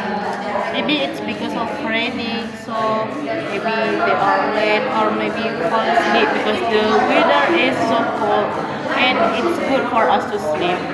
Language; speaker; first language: English; non-native, learner; Indonesian